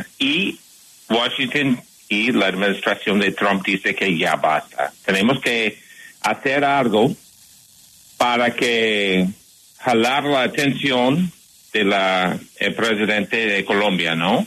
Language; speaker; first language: Spanish; non-native, fluent; English